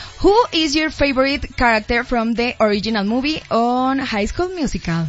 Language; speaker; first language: English; non-native, learner; Spanish